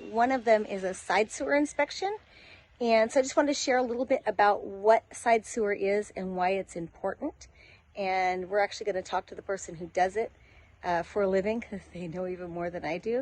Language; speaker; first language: English; native; English